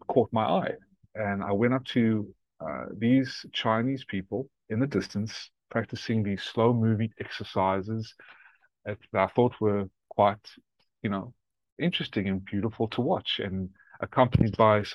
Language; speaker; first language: English; native; English